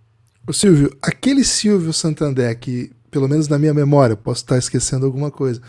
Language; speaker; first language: Portuguese; native; Portuguese